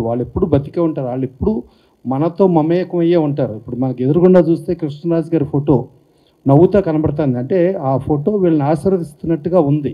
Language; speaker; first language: Telugu; native; Telugu